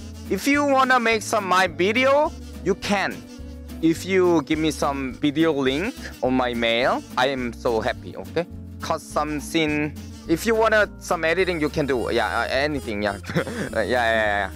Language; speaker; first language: English; non-native, learner; Korean